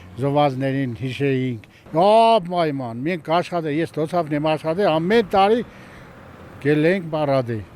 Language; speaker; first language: Armenian; native; Armenian